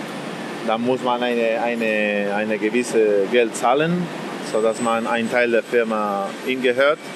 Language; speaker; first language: German; non-native, fluent; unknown